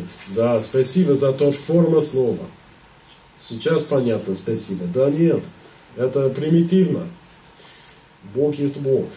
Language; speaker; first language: Russian; non-native, fluent; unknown